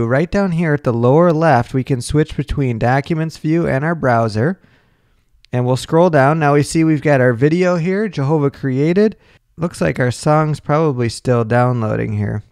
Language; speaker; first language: English; native; English